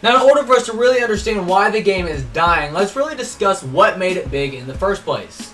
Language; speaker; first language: English; native; English